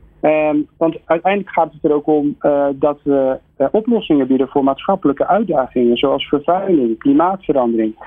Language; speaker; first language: Dutch; native; Dutch